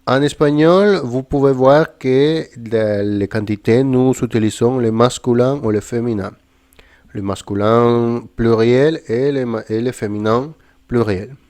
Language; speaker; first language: French; non-native, fluent; Spanish